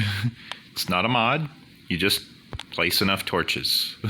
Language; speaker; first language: English; native; English